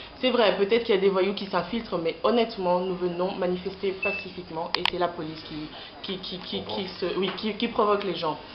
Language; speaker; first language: French; non-native, local second language; Lingala